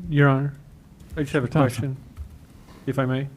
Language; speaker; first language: English; native; English